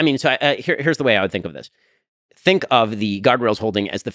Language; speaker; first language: English; native; English